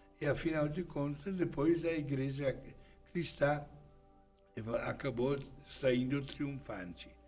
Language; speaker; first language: Portuguese; non-native, fluent; Italian